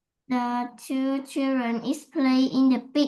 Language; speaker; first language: English; non-native, learner; Vietnamese